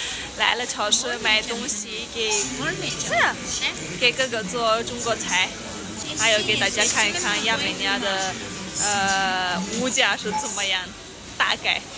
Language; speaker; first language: Chinese; non-native, fluent; Armenian